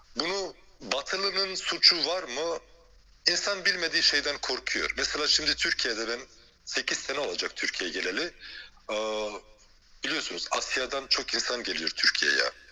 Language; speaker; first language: Turkish; early bilingual, heritage; Turkish